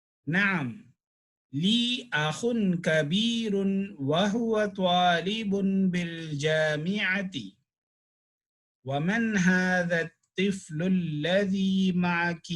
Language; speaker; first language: Arabic; non-native, fluent; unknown